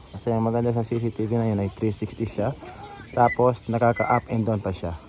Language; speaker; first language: Filipino; non-native, local second language; Maranao